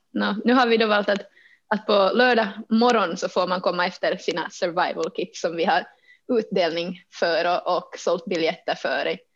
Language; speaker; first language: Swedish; native; Swedish